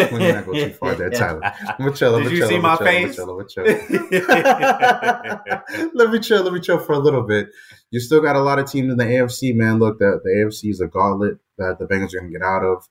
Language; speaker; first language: English; native; English